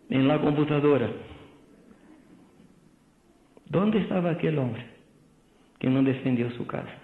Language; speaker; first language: Spanish; non-native, fluent; Portuguese